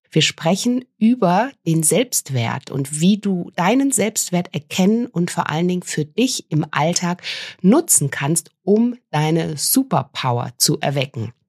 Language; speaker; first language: German; native; German